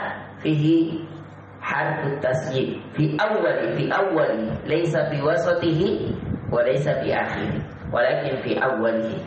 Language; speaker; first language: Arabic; non-native, fluent; Indonesian